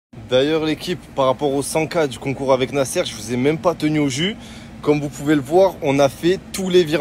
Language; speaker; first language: French; native; French